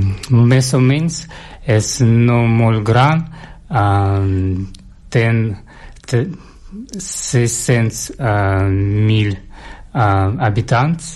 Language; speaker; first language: Catalan; non-native, learner; Russian